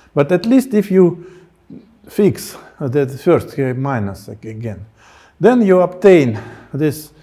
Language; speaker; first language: English; non-native, fluent; Russian